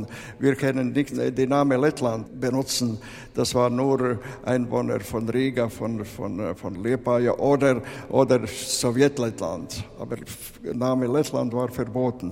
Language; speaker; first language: German; non-native, fluent; Latvian